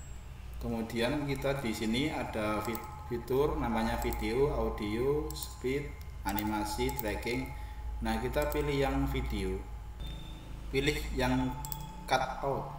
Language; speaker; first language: Indonesian; native; Indonesian